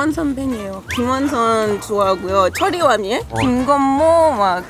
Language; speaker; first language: Korean; non-native, fluent; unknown